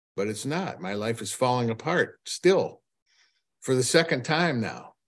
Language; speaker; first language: English; native; English